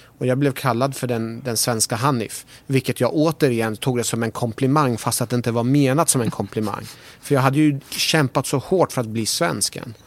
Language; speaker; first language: Swedish; early bilingual, other home language; Persian